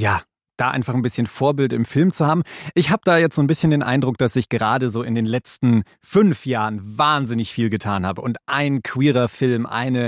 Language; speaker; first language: German; native; German